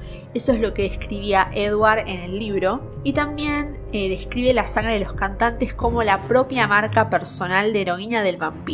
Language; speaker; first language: Spanish; native; Spanish